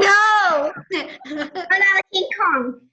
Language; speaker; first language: English; non-native, learner; Indonesian